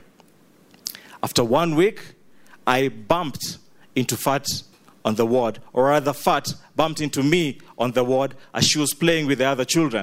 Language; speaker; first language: English; non-native, local second language; Ganda